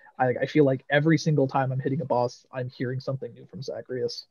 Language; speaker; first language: English; native; English